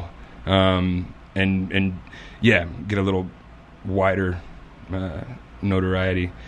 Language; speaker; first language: English; native; English